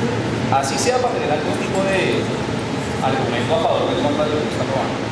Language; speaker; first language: Spanish; native; Spanish